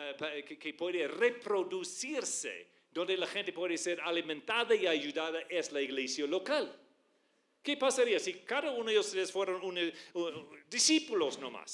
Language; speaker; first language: Spanish; non-native, fluent; English